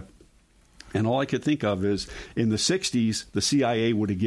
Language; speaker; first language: English; native; English